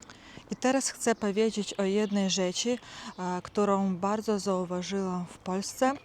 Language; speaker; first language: Polish; non-native, fluent; Ukrainian